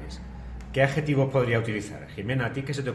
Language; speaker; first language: Spanish; native; Spanish